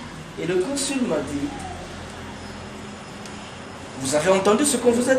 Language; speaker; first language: French; non-native, local second language; Kongo